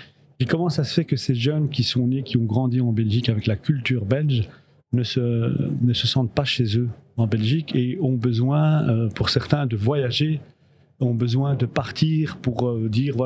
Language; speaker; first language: French; early bilingual, other home language; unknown